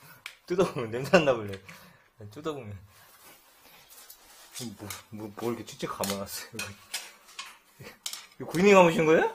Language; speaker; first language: Korean; native; Korean